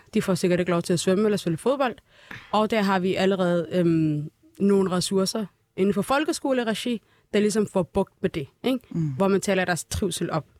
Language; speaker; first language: Danish; early bilingual, other home language; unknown